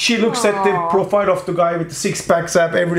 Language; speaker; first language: English; non-native, fluent; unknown